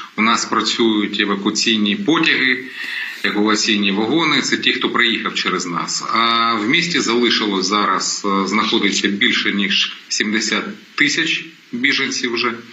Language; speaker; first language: Ukrainian; non-native, local second language; Russian